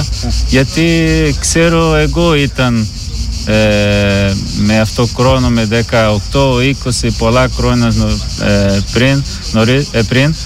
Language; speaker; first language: Greek; non-native, learner; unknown